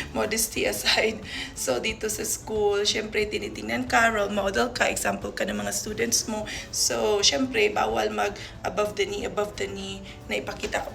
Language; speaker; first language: Filipino; non-native, local second language; Hiligaynon